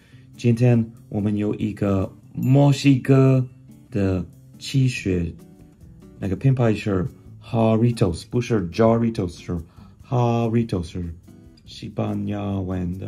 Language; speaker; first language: Chinese; non-native, fluent; English